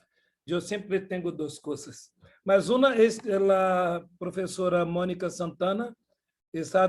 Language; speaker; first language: Portuguese; non-native, fluent; Spanish